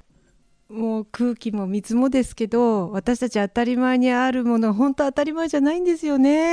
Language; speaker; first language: Japanese; native; Japanese